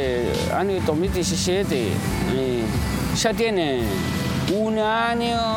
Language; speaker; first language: Spanish; non-native, learner; Chinese